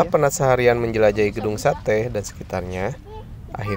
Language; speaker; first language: Indonesian; native; Indonesian